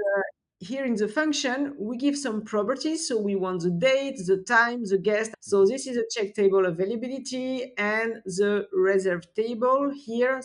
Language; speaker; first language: English; non-native, fluent; French